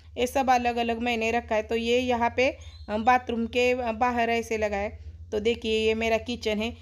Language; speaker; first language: Hindi; non-native, local second language; Marathi